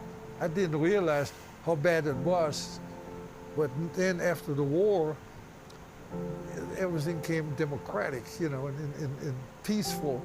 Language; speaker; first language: English; non-native, fluent; German